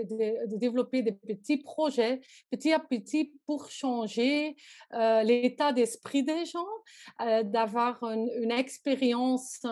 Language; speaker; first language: French; non-native, local second language; Dutch